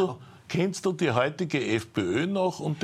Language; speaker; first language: German; native; German